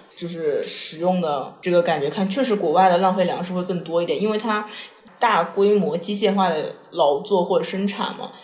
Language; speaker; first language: Chinese; non-native, local second language; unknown